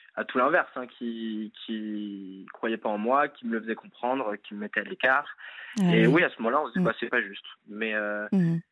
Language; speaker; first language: French; native; French